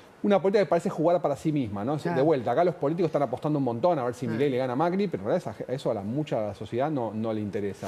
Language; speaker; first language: Spanish; native; Spanish